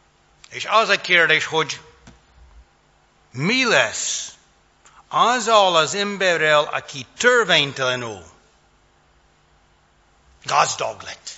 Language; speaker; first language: Hungarian; non-native, fluent; English